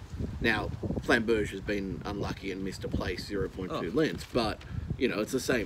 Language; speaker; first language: English; native; English